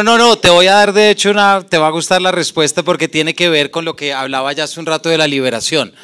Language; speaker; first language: Spanish; native; Spanish